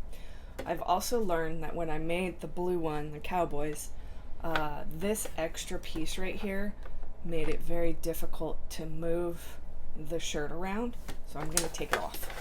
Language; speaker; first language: English; native; English